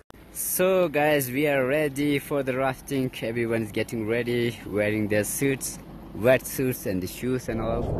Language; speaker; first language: English; non-native, local second language; Ladakhi